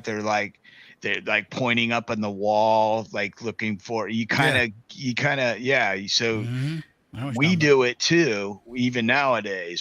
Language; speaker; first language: English; native; English